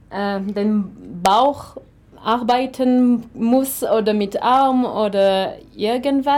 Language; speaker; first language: German; non-native, fluent; French